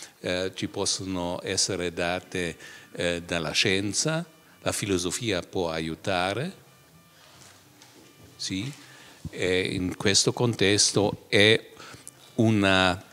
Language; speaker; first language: Italian; non-native, fluent; German